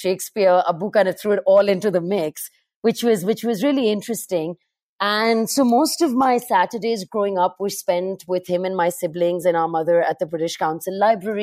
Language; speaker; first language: English; non-native, local second language; Urdu